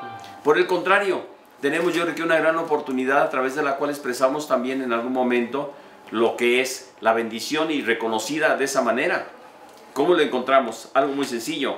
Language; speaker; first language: Spanish; native; Spanish